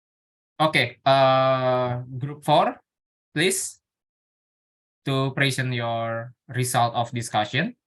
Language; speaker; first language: English; non-native, learner; Indonesian